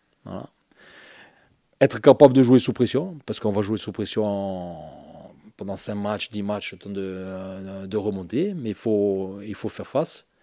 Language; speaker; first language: French; native; French